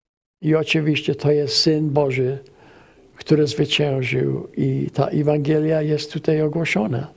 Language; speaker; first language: Polish; early bilingual, heritage; English